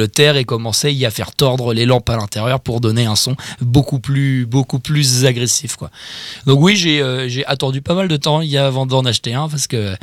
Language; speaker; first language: French; native; French